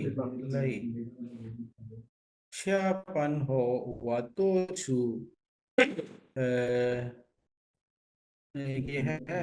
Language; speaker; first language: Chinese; non-native, learner; Urdu